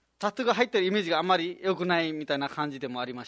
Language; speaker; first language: Japanese; non-native, fluent; Nepali